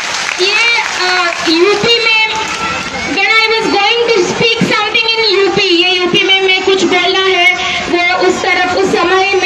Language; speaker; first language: Hindi; non-native, local second language; Malayalam